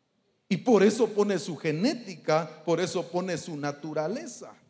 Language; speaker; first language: Spanish; native; Spanish